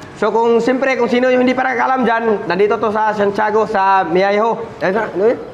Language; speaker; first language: Filipino; non-native, local second language; Cebuano